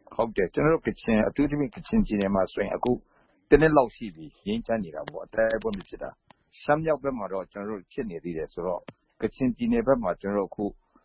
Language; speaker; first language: Burmese; non-native, local second language; Kachin